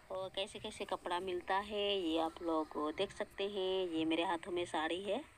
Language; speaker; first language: Hindi; non-native, local second language; Santali